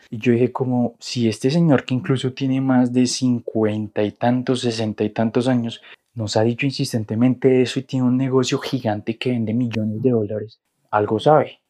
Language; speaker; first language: Spanish; native; Spanish